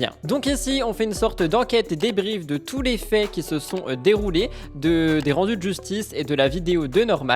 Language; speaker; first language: French; native; French